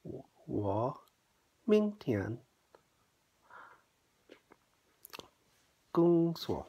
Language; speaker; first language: Chinese; non-native, learner; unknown